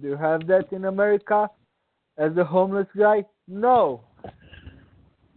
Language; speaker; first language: English; non-native, fluent; Romanian